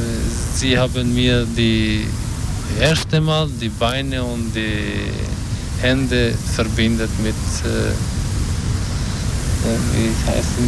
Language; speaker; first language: German; non-native, learner; Albanian